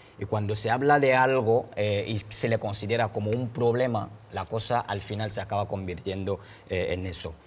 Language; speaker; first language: Spanish; non-native, fluent; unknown